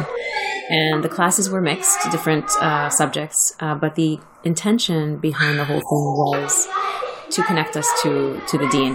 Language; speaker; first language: English; native; English